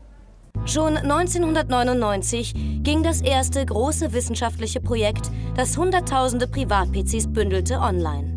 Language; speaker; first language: German; native; German